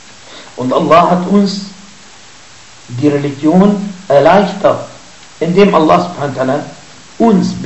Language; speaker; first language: German; non-native, fluent; Arabic